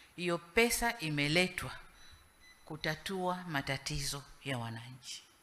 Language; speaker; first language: Swahili; native; Swahili